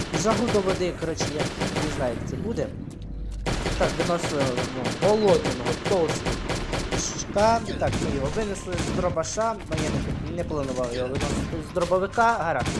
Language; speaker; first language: Ukrainian; non-native, local second language; Russian